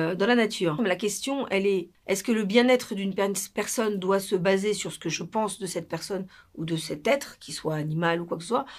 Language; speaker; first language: French; non-native, fluent; Spanish